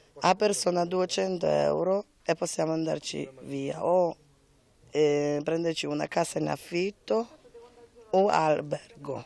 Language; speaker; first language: Italian; non-native, learner; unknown